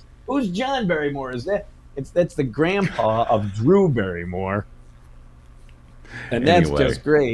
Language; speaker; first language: English; native; English